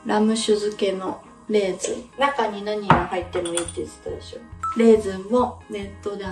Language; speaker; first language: Japanese; native; Japanese